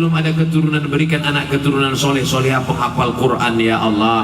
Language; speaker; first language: Indonesian; native; Indonesian